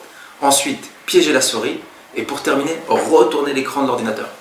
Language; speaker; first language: French; native; French